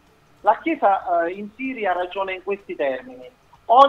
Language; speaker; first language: Italian; native; Italian